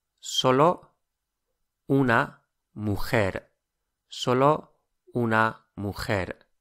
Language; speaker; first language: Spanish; non-native, fluent; English